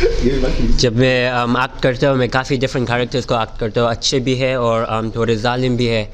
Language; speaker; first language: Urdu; early bilingual, heritage; Urdu